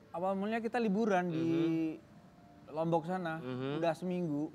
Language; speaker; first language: Indonesian; native; Indonesian